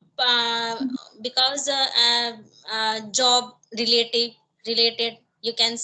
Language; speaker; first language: English; non-native, learner; Hindi